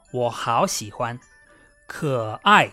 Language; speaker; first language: Chinese; non-native, fluent; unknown